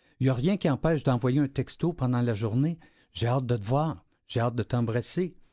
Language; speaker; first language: French; native; French